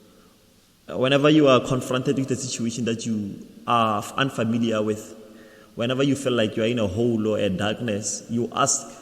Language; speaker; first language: English; non-native, local second language; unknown